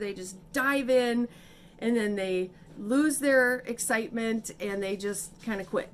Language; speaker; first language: English; native; English